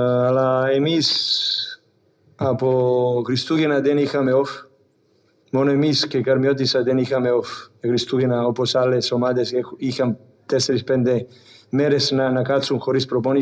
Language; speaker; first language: Greek; non-native, fluent; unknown